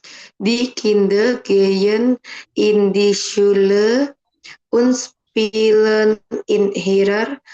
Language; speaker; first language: German; non-native, learner; Indonesian